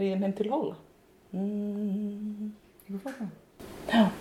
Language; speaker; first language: Swedish; non-native, fluent; Icelandic